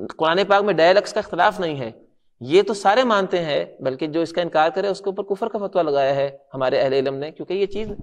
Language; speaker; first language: Urdu; non-native, local second language; Punjabi